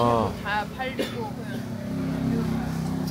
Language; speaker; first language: Korean; non-native, learner; Thai